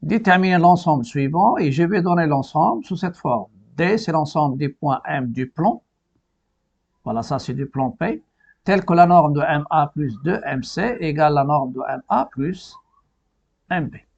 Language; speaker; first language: French; non-native, local second language; Arabic